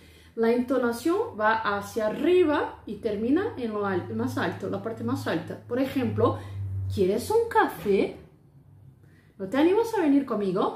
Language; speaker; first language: Spanish; non-native, fluent; Portuguese